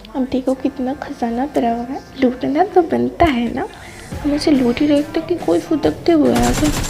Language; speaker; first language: Hindi; non-native, local second language; Bangla